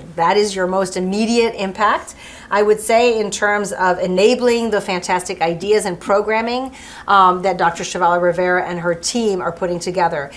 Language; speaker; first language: English; early bilingual, other home language; French